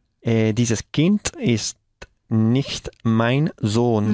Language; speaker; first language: German; non-native, learner; Spanish